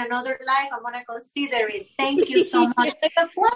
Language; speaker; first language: English; non-native, fluent; Spanish